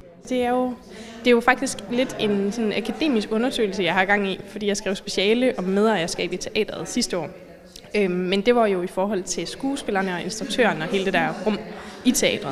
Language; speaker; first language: Danish; native; Danish